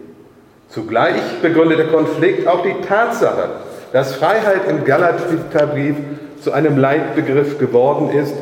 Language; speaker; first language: German; native; German